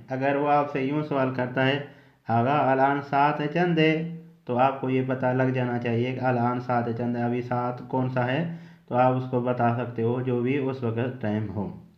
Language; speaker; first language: Urdu; native; Urdu